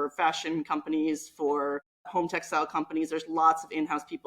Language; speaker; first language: English; native; English